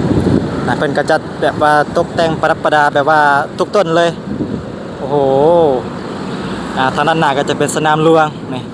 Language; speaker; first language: Thai; non-native, local second language; Northeastern Thai